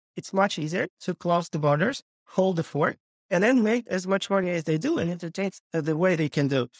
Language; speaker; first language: English; non-native, fluent; Ukrainian